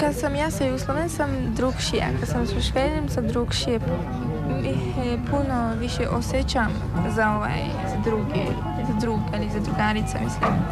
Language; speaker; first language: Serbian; early bilingual, heritage; Croatian